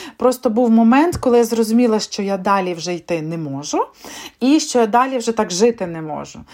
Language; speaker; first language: Ukrainian; native; Ukrainian